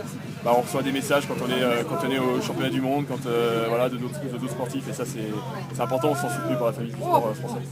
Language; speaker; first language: French; native; French